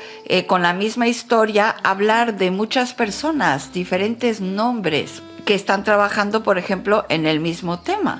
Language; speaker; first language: Spanish; non-native, fluent; French